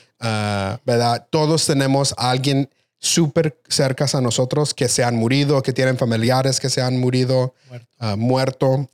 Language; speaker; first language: Spanish; early bilingual, heritage; Spanish